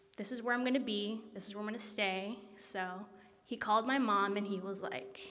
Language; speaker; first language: English; native; English